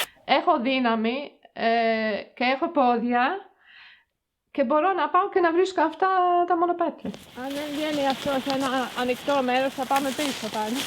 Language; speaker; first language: Greek; non-native, fluent; English